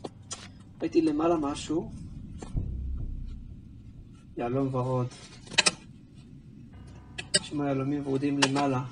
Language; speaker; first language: Hebrew; native; Hebrew